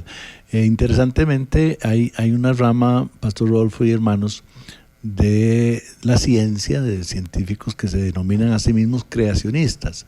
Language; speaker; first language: Spanish; native; Spanish